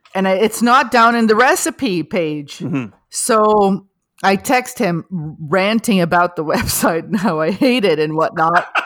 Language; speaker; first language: English; non-native, fluent; Portuguese